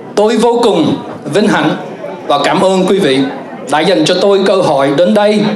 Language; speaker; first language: Vietnamese; native; Vietnamese